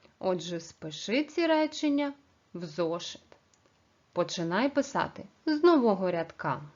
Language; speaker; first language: Ukrainian; native; Ukrainian